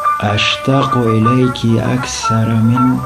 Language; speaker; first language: Arabic; non-native, local second language; Kurdish